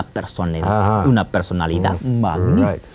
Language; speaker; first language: Spanish; non-native, fluent; English